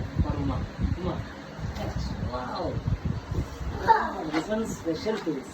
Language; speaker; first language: English; non-native, learner; Malayalam